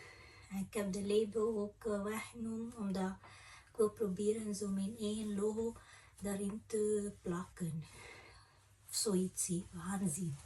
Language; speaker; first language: Dutch; non-native, fluent; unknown